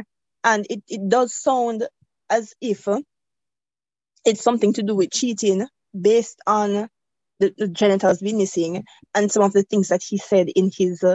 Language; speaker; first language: English; native; English